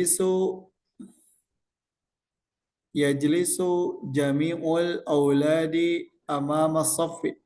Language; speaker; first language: Arabic; non-native, fluent; Indonesian